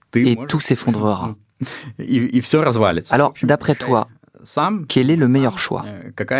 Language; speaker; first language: French; non-native, fluent; Russian